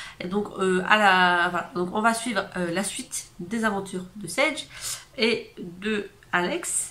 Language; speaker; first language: French; native; French